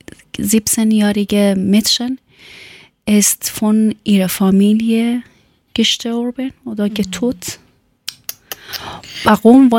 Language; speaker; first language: German; non-native, learner; Persian